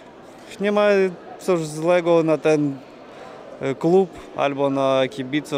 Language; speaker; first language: Polish; non-native, learner; Russian